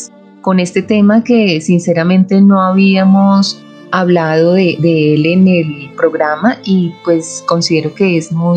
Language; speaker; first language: Spanish; native; Spanish